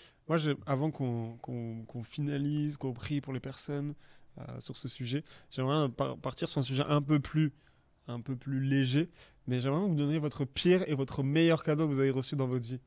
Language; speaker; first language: French; native; French